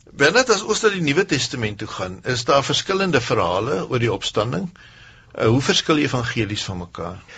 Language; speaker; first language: Afrikaans; native; Afrikaans